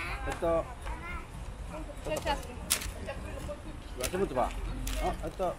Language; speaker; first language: Russian; non-native, learner; Korean